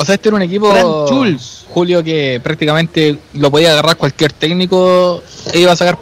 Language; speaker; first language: Spanish; native; Spanish